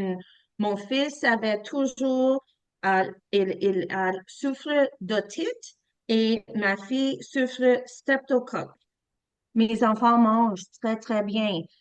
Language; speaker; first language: French; non-native, learner; English